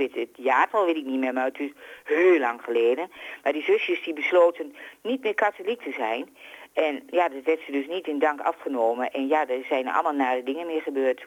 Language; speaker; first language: Dutch; native; Dutch